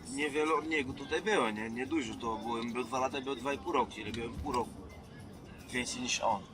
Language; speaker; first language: Polish; non-native, learner; Portuguese